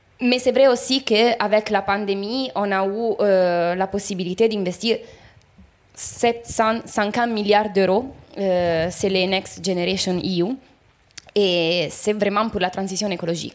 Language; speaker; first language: French; non-native, fluent; Italian